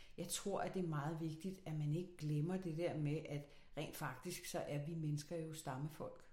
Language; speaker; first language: Danish; native; Danish